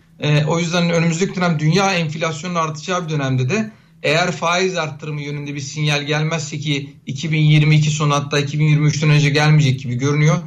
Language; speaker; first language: Turkish; native; Turkish